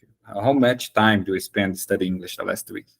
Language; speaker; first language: English; non-native, fluent; Portuguese